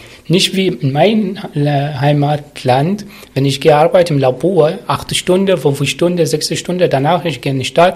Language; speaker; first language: German; non-native, learner; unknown